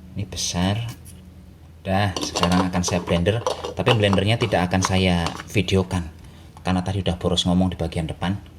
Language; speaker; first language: Indonesian; non-native, local second language; Javanese